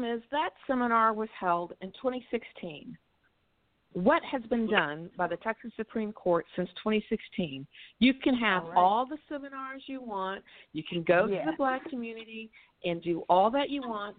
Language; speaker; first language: English; native; English